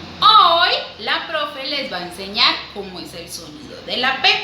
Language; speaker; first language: Spanish; native; Spanish